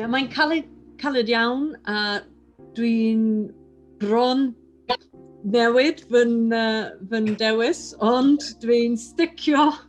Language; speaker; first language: Welsh; non-native, learner; English